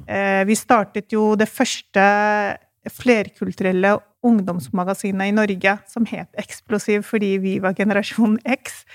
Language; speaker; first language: Norwegian; early bilingual, other home language; Urdu